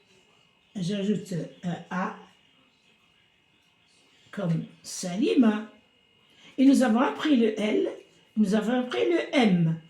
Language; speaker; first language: French; non-native, local second language; Arabic